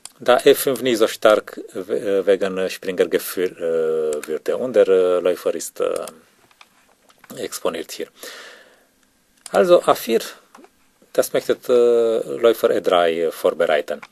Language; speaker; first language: German; non-native, learner; Romanian